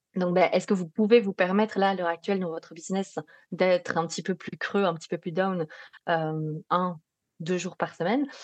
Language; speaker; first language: French; native; French